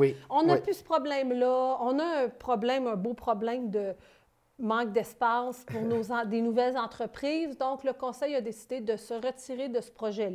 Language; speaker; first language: French; native; French